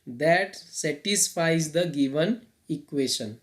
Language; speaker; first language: English; non-native, local second language; Nepali